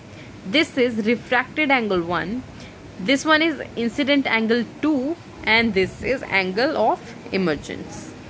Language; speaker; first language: English; non-native, local second language; Hindi